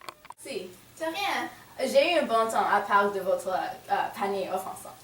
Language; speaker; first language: French; non-native, learner; English